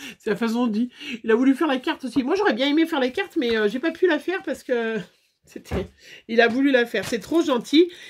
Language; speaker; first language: French; native; French